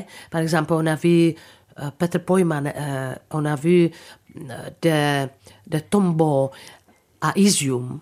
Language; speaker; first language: French; non-native, fluent; Czech